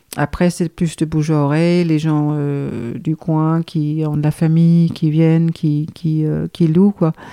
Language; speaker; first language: French; non-native, fluent; Danish